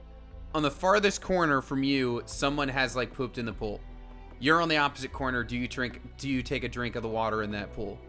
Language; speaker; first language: English; native; English